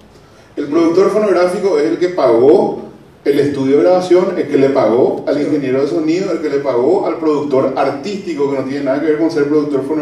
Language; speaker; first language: Spanish; native; Spanish